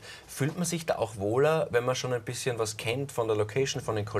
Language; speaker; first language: German; native; German